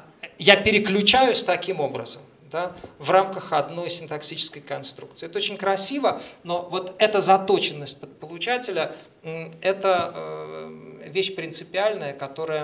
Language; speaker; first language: Russian; native; Russian